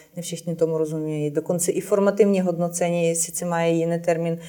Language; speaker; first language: Czech; non-native, fluent; Russian